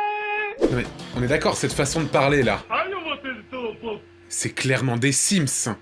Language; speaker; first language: French; native; French